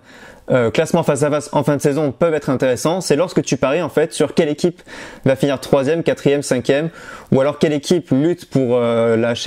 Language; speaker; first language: French; native; French